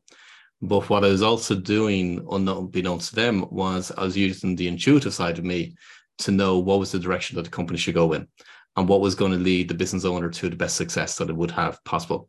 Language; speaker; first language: English; native; English